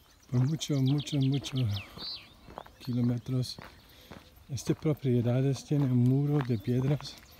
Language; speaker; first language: Spanish; non-native, learner; English